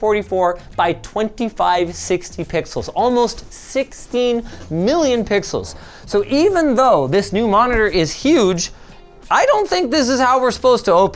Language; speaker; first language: English; native; English